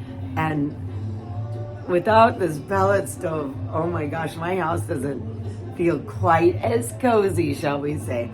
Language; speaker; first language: English; native; English